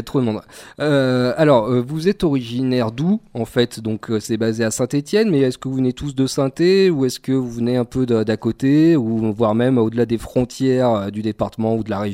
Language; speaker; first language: French; native; French